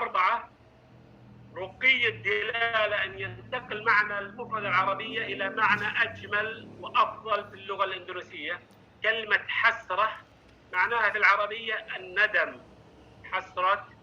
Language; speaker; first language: Arabic; non-native, fluent; Indonesian